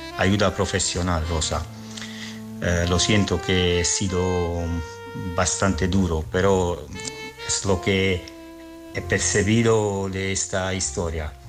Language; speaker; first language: Spanish; non-native, fluent; Italian